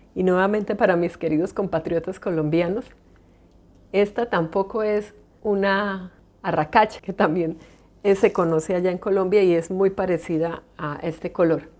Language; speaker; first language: Spanish; native; Spanish